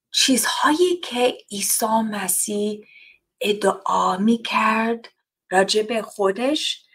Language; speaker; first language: Persian; non-native, fluent; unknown